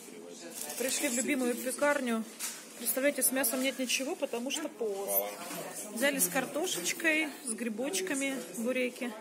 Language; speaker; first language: Russian; native; Russian